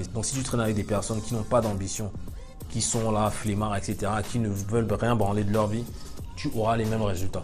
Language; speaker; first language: French; native; French